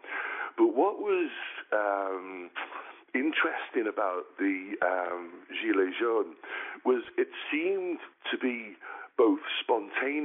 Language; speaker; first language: English; native; English